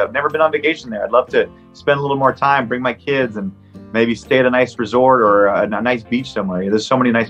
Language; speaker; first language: English; non-native, local second language; French